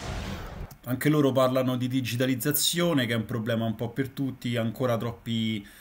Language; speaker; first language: Italian; native; Italian